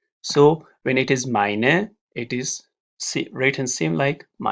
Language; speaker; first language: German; non-native, learner; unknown